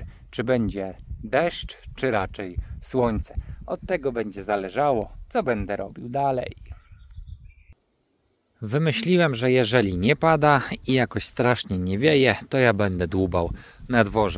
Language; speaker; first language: Polish; native; Polish